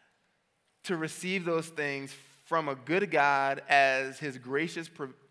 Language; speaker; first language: English; native; English